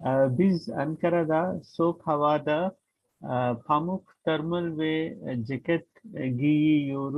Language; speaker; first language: Turkish; non-native, learner; Urdu